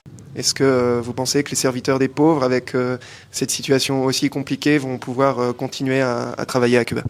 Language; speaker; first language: French; native; French